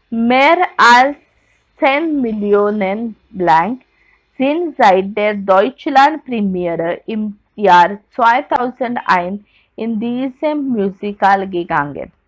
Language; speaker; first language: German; non-native, learner; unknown